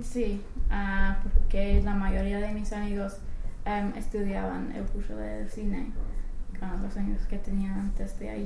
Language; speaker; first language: Spanish; non-native, fluent; English